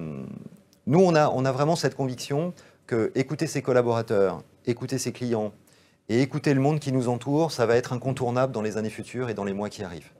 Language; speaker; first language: French; native; French